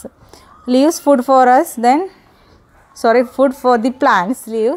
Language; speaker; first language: English; non-native, local second language; Malayalam